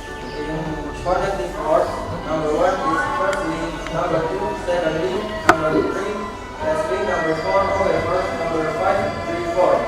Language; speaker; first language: English; non-native, learner; Indonesian